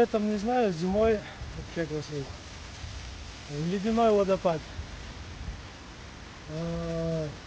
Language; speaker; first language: Russian; non-native, local second language; Chechen